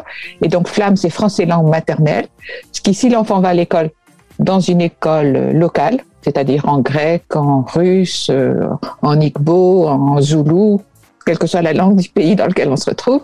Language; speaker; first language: French; native; French